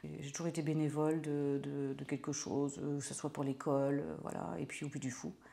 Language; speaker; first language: French; native; French